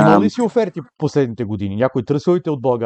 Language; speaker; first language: Bulgarian; native; Bulgarian